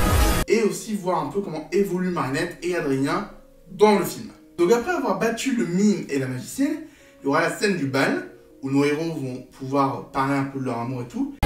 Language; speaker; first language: French; native; French